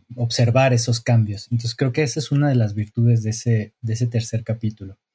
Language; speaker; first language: Spanish; native; Spanish